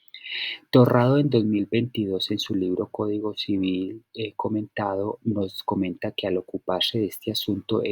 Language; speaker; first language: Spanish; native; Spanish